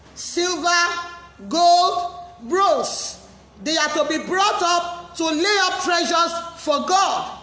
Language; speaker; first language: English; non-native, local second language; Yoruba